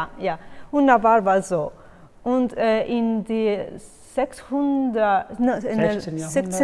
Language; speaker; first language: German; non-native, learner; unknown